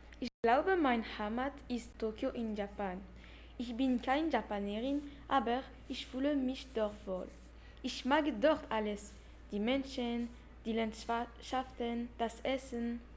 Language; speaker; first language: German; non-native, learner; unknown